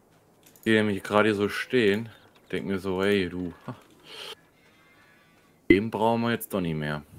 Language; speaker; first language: German; native; German